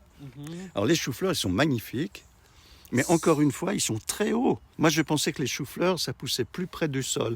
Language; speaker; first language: French; native; French